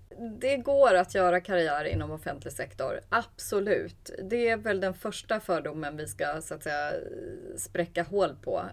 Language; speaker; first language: Swedish; early bilingual, other home language; Persian